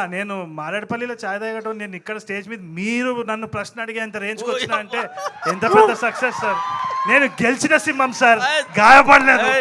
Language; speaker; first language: Telugu; native; Telugu